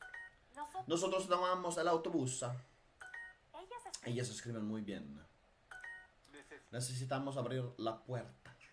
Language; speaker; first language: Spanish; non-native, learner; Dutch